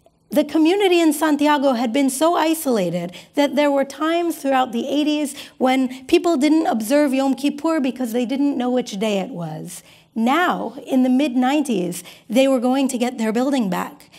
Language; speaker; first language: English; native; English